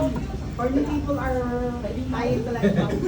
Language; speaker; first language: English; non-native, local second language; Filipino